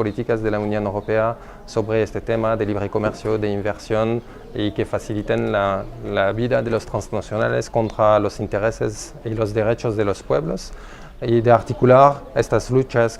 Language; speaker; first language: Spanish; non-native, fluent; French